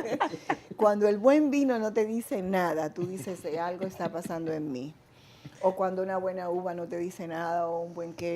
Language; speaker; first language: Spanish; native; Spanish